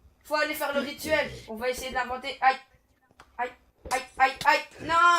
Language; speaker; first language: French; native; French